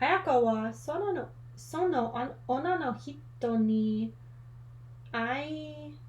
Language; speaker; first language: Japanese; non-native, learner; English